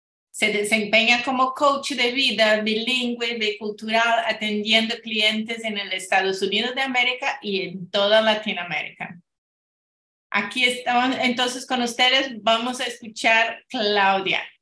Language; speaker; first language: Spanish; non-native, fluent; Portuguese